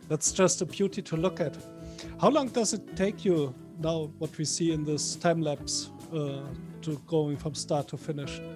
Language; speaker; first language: English; non-native, fluent; German